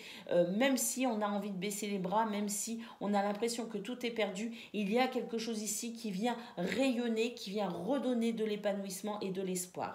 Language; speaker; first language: French; native; French